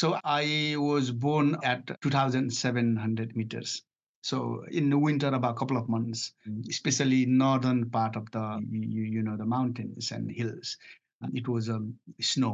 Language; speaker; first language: English; non-native, fluent; Nepali